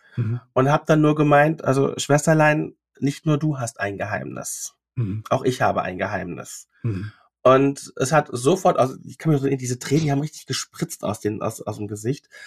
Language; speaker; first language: German; native; German